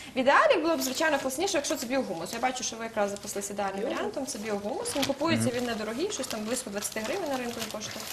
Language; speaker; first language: Ukrainian; native; Ukrainian